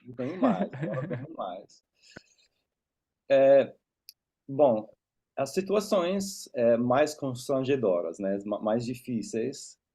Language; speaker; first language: Portuguese; non-native, fluent; English